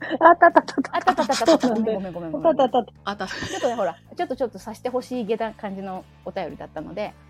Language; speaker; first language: Japanese; native; Japanese